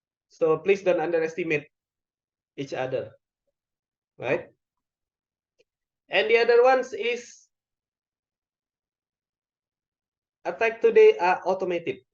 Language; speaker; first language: English; non-native, local second language; Indonesian